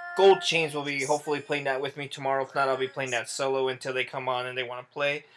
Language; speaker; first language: English; native; English